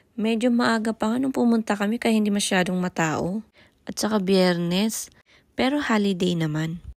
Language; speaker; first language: Filipino; non-native, local second language; Iloko